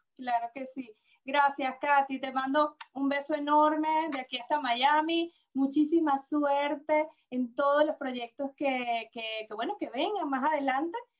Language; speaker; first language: Spanish; native; Spanish